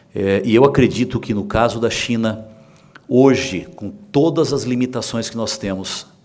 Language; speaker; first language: Portuguese; native; Portuguese